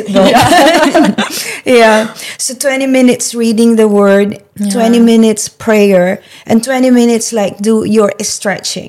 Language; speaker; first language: English; non-native, local second language; Filipino